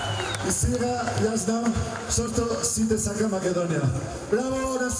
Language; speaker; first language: Macedonian; non-native, learner; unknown